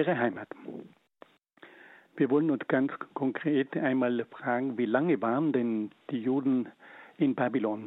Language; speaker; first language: German; native; German